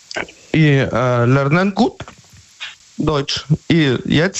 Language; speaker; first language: German; non-native, learner; Polish